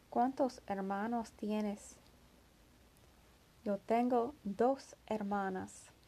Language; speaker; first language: Spanish; non-native, learner; English